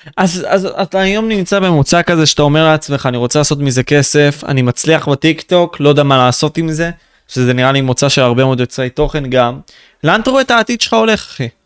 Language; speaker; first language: Hebrew; native; Hebrew